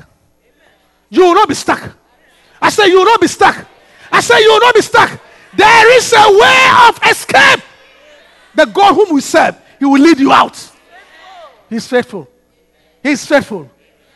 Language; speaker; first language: English; non-native, local second language; Akan